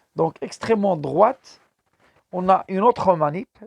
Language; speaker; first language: French; non-native, local second language; Arabic